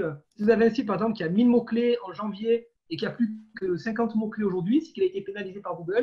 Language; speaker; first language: French; native; French